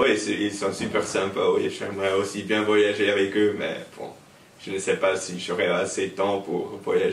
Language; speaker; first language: French; non-native, learner; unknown